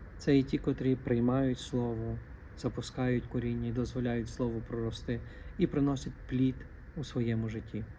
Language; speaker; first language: Ukrainian; native; Ukrainian